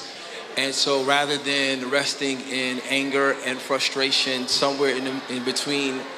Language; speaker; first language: English; native; English